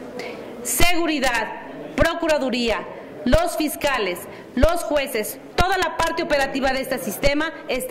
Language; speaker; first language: Spanish; native; Spanish